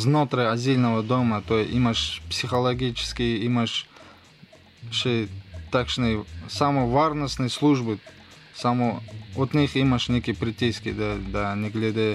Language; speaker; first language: Slovenian; non-native, learner; Russian